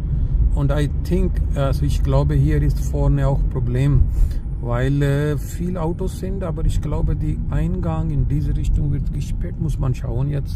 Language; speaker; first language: German; non-native, learner; Urdu